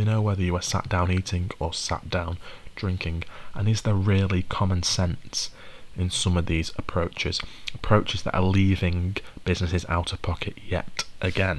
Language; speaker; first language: English; native; English